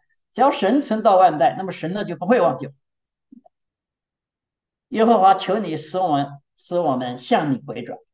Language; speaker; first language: Chinese; native; Chinese